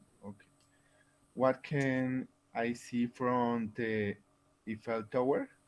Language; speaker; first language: English; non-native, learner; Spanish